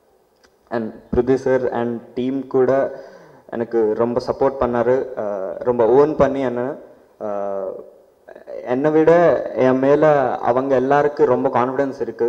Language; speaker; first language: Tamil; non-native, learner; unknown